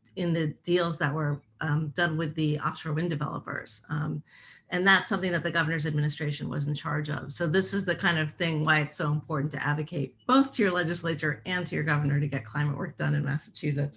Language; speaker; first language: English; native; English